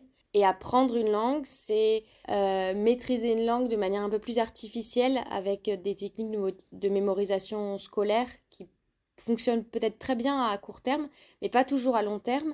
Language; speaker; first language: French; native; French